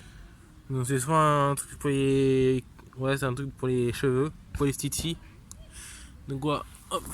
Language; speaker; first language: French; native; French